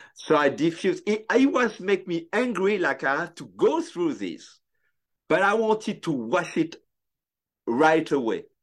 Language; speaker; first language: English; non-native, fluent; French